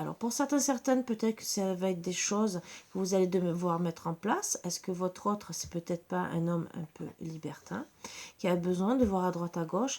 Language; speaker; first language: French; native; French